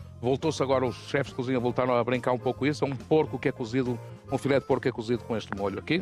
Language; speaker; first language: Portuguese; native; Portuguese